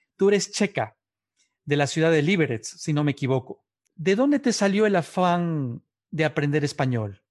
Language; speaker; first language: Spanish; native; Spanish